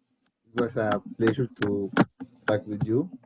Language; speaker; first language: English; non-native, learner; Spanish